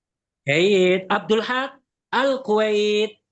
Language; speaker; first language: Arabic; non-native, fluent; Indonesian